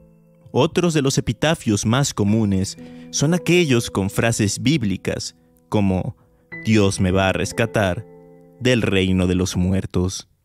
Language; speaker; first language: Spanish; native; Spanish